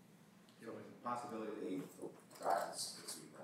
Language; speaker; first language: English; native; English